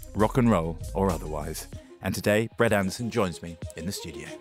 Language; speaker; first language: English; native; English